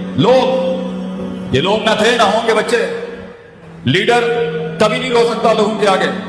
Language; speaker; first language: Urdu; non-native, local second language; Punjabi